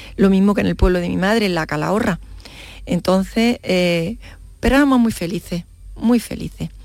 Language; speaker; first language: Spanish; native; Spanish